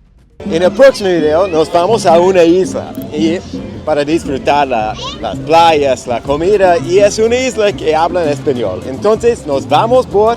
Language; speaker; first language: Spanish; non-native, fluent; English